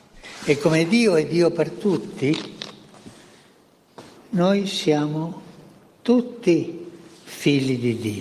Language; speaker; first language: Italian; early bilingual, heritage; Spanish